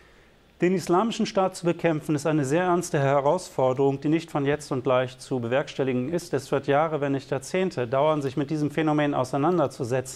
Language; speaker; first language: German; native; German